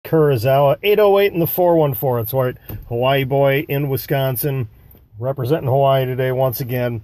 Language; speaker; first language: English; native; English